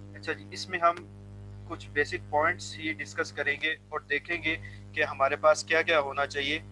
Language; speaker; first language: Urdu; non-native, local second language; Punjabi